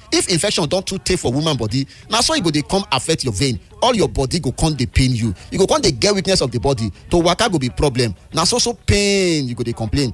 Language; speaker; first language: Nigerian Pidgin; native; Nigerian Pidgin